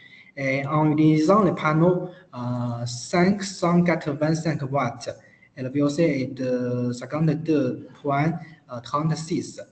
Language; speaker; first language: French; non-native, learner; Chinese